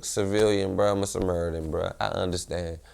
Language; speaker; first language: English; native; English